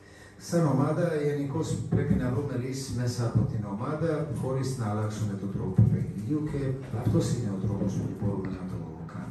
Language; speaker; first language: Greek; non-native, fluent; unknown